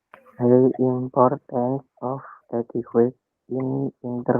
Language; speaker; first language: English; non-native, learner; Indonesian